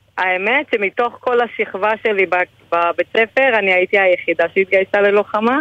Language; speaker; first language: Hebrew; early bilingual, other home language; Spanish